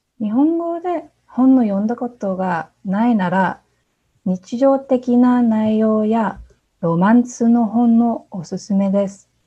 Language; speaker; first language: Japanese; non-native, fluent; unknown